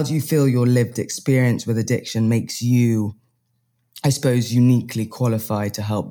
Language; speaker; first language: English; native; English